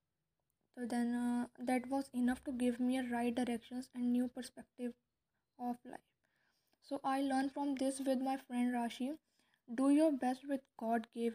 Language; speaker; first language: English; non-native, local second language; Hindi